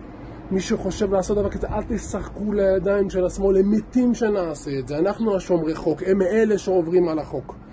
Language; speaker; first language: Hebrew; native; Hebrew